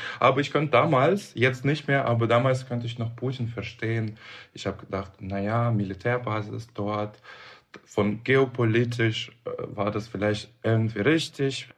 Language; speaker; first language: German; non-native, fluent; Russian